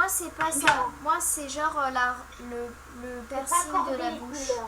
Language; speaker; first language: French; native; French